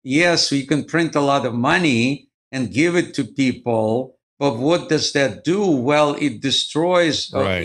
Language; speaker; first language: English; non-native, fluent; Ukrainian